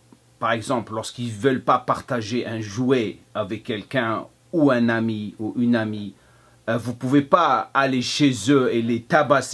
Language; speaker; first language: French; non-native, fluent; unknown